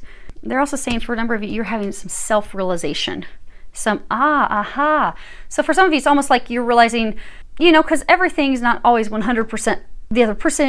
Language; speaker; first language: English; native; English